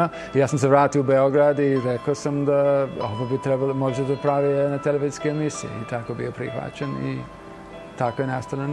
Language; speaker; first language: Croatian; non-native, fluent; English